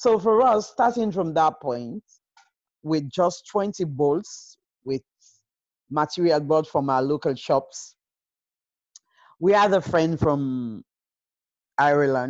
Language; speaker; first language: English; non-native, local second language; Krio